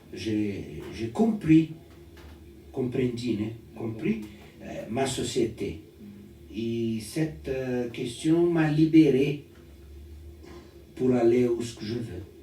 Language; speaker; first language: French; non-native, learner; Portuguese